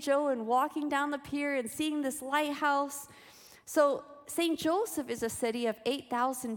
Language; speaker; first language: English; native; English